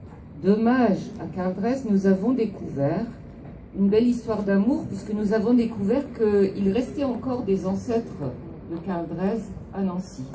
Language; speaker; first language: French; native; French